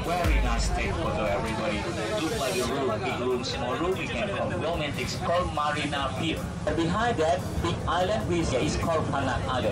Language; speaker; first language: English; non-native, learner; Thai